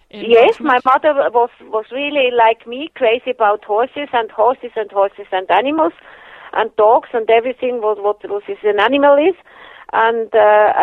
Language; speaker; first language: English; non-native, fluent; Swiss German